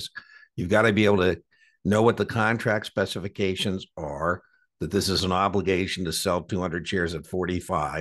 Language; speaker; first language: English; native; English